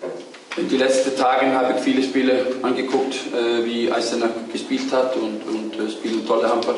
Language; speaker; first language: German; non-native, fluent; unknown